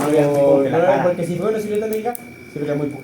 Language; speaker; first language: Spanish; native; Spanish